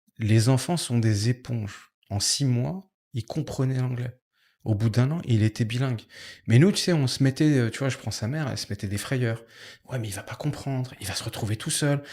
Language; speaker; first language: French; native; French